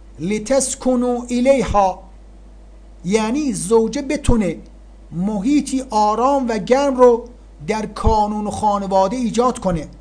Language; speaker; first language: Persian; native; Persian